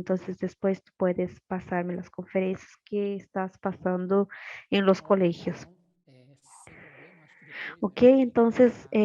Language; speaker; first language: Spanish; non-native, learner; Portuguese